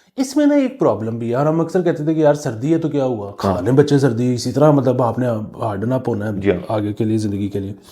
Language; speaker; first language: Urdu; non-native, local second language; Punjabi